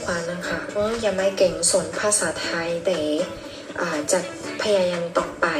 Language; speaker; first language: Thai; non-native, fluent; Burmese